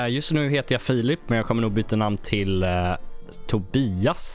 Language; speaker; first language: Swedish; native; Swedish